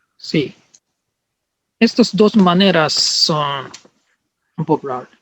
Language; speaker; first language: Spanish; non-native, learner; Japanese